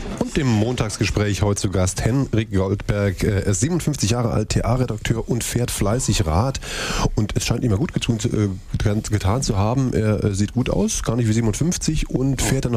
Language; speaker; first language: German; native; German